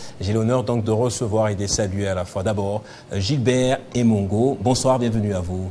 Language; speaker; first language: French; non-native, local second language; Lingala